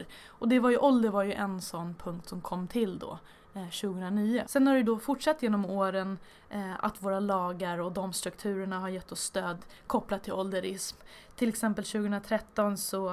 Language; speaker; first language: Swedish; native; Swedish